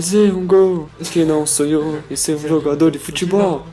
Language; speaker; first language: Portuguese; native; Portuguese